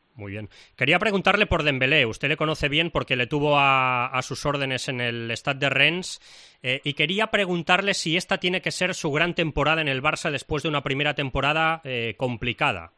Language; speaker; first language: Spanish; native; Spanish